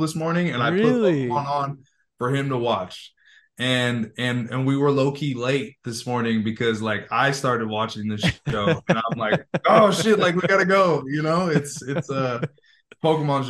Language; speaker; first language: English; native; English